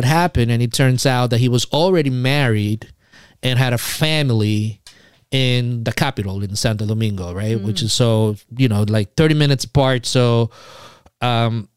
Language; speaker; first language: English; early bilingual, other home language; Spanish